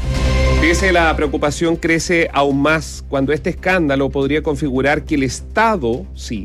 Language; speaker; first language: Spanish; native; Spanish